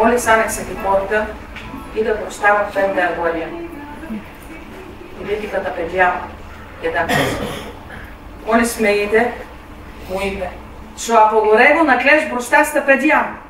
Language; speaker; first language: Greek; non-native, fluent; Bulgarian